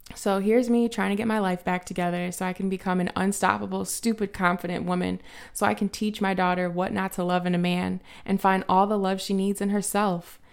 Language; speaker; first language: English; native; English